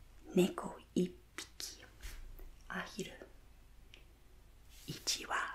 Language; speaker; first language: Japanese; non-native, fluent; English